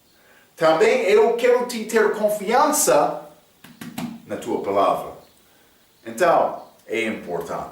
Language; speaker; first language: Portuguese; non-native, fluent; English